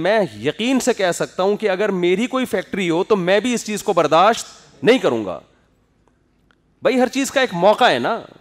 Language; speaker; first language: Urdu; native; Urdu